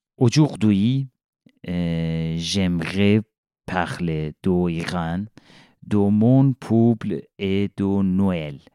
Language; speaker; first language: French; non-native, learner; Persian